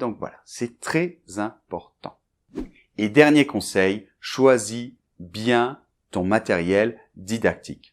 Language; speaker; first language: French; native; French